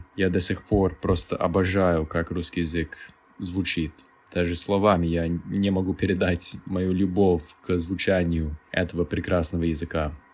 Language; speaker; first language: Russian; non-native, fluent; English